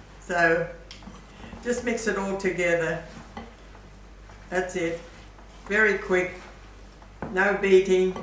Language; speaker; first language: English; native; English